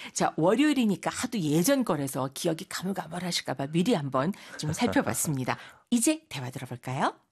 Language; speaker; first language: Korean; native; Korean